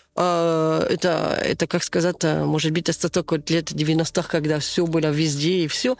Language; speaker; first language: Russian; non-native, learner; French